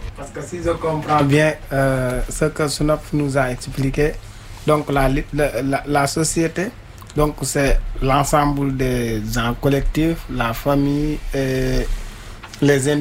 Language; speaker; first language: French; non-native, fluent; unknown